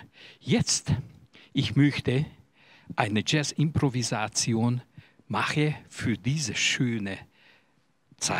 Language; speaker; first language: German; non-native, learner; Hungarian